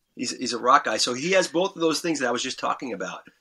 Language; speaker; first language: English; native; English